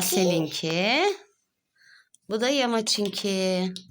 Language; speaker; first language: Turkish; native; Turkish